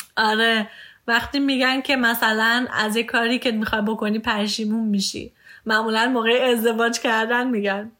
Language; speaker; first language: Persian; early bilingual, heritage; Persian